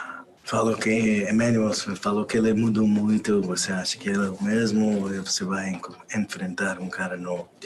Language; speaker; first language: Portuguese; non-native, learner; English